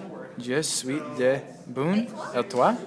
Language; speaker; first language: French; non-native, learner; English